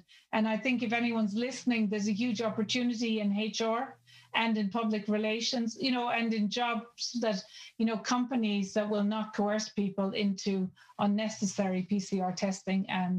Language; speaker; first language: English; native; English